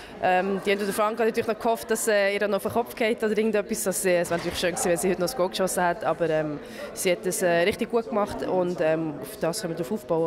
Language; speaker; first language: German; native; German